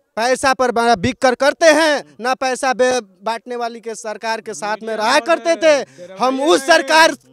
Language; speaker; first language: Hindi; native; Hindi